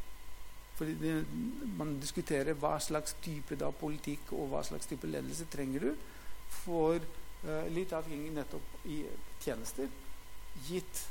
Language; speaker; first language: Norwegian; non-native, fluent; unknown